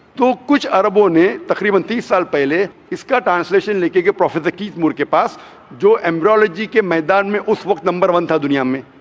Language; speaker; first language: Hindi; non-native, local second language; Konkani